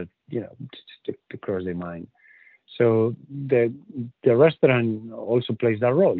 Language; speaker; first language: English; non-native, fluent; Spanish